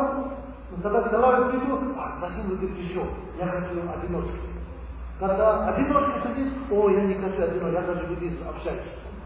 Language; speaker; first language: Russian; non-native, learner; Tibetan